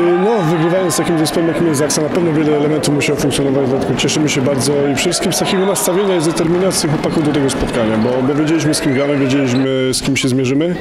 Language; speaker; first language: Polish; native; Polish